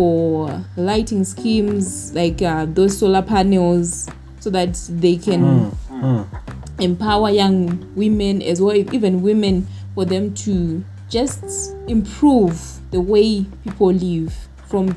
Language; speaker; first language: English; non-native, local second language; Shona